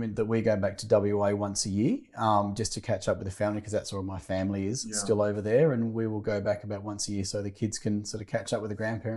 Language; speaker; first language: English; native; English